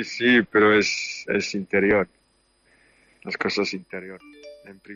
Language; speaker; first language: Spanish; non-native, fluent; French